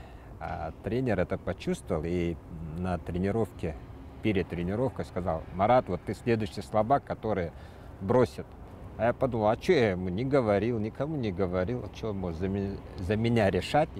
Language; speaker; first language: Russian; native; Russian